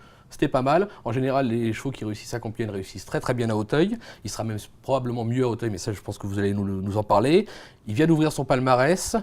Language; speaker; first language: French; native; French